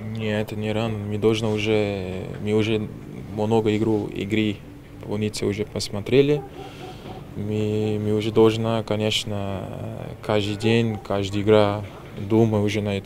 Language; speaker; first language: Russian; non-native, fluent; Portuguese